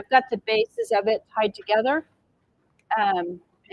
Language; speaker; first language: English; native; English